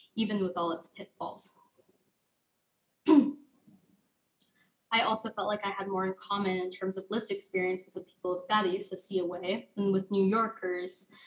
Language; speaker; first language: English; native; English